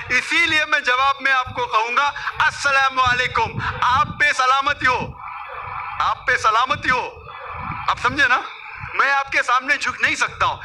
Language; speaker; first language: Hindi; non-native, local second language; Konkani